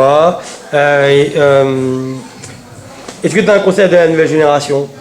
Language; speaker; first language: French; native; French